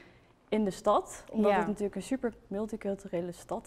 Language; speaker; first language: Dutch; early bilingual, other home language; Chinese